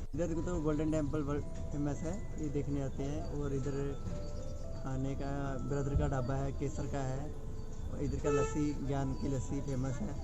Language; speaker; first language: Hindi; non-native, local second language; Punjabi